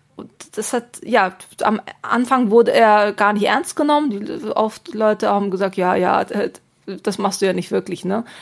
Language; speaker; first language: German; early bilingual, other home language; Turkish